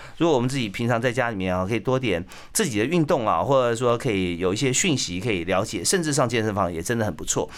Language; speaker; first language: Chinese; native; Chinese